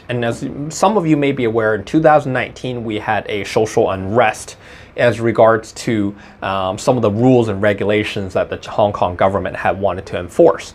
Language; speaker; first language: English; non-native, local second language; Cantonese